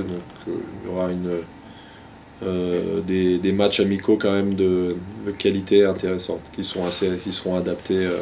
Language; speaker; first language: French; native; French